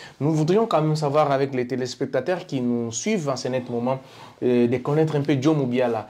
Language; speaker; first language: French; non-native, local second language; Lingala